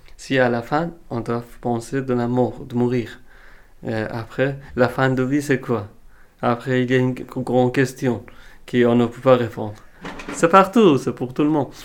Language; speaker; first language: French; non-native, fluent; Persian